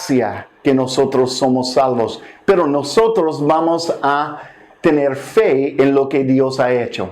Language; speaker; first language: Spanish; non-native, fluent; English